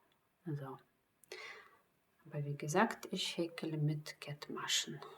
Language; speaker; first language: German; non-native, fluent; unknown